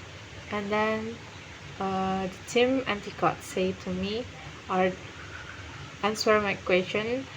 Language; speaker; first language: English; non-native, learner; Indonesian